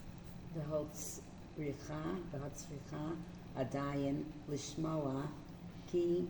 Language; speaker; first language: Hebrew; non-native, learner; English